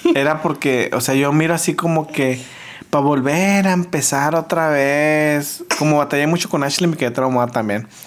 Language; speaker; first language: Spanish; early bilingual, heritage; Spanish